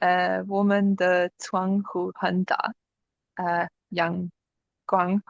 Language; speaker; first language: Chinese; non-native, learner; English